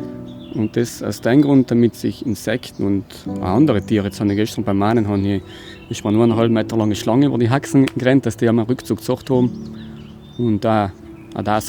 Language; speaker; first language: German; native; German